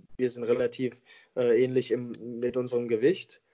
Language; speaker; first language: German; native; German